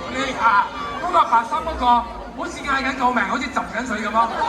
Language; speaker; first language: Chinese; native; Chinese